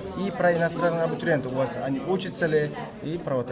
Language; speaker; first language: Russian; non-native, fluent; Uzbek